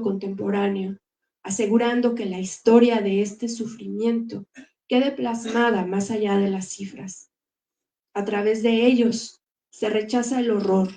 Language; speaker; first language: Spanish; native; Spanish